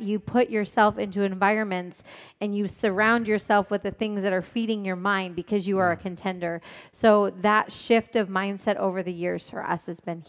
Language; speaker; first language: English; native; English